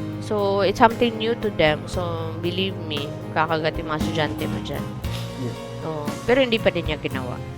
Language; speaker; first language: Filipino; non-native, local second language; Cebuano